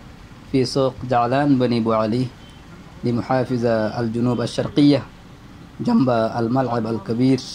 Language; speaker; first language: Arabic; non-native, learner; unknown